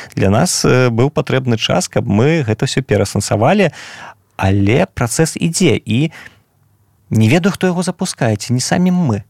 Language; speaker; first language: Belarusian; non-native, local second language; Russian